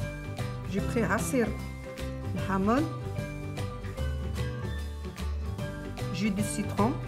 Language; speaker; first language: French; non-native, local second language; Arabic